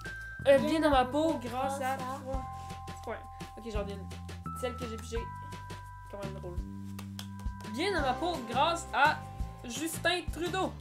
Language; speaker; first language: French; native; French